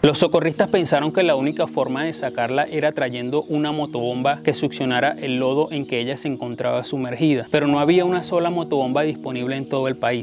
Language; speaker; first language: Spanish; native; Spanish